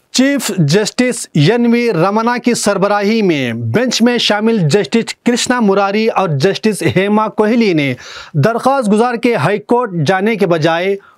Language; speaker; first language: Urdu; native; Urdu